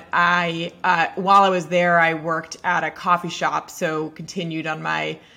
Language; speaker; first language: English; native; English